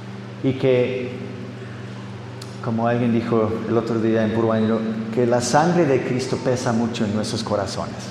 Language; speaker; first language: Spanish; non-native, fluent; English